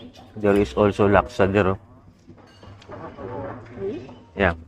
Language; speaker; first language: English; non-native, local second language; Filipino